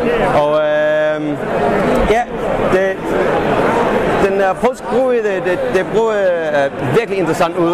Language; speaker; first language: Danish; non-native, fluent; English